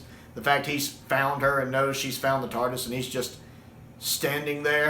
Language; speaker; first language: English; native; English